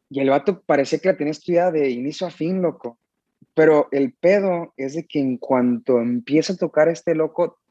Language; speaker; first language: Spanish; early bilingual, heritage; Spanish